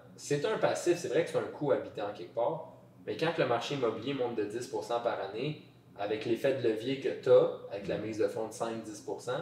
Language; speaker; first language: French; native; French